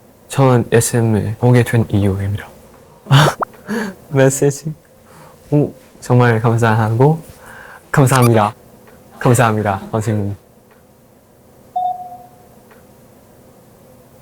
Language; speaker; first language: Korean; non-native, learner; Thai